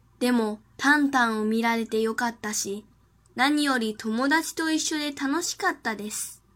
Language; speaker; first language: Japanese; non-native, fluent; Chinese